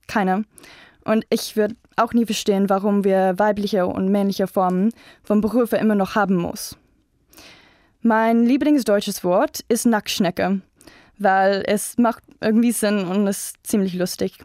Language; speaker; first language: German; non-native, fluent; English